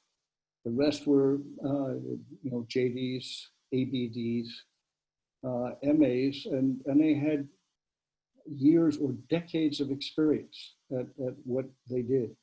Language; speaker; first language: English; native; English